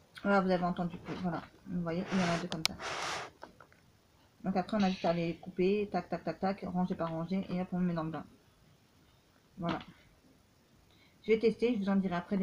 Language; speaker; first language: French; native; French